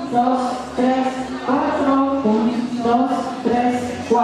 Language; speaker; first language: Spanish; non-native, learner; Polish